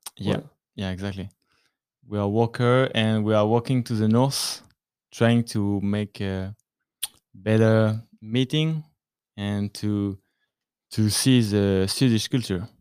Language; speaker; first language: English; non-native, learner; French